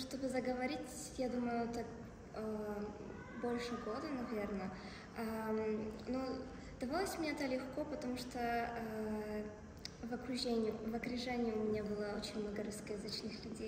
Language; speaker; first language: Russian; non-native, fluent; Polish